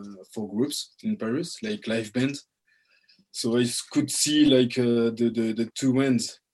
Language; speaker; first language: English; early bilingual, heritage; French